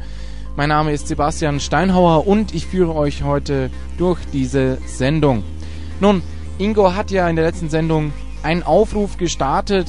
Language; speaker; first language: German; native; German